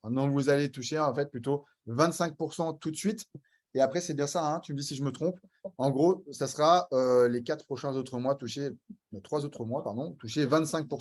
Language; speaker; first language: French; native; French